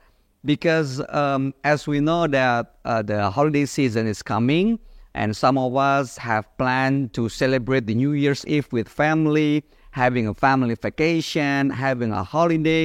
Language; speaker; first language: English; non-native, fluent; Indonesian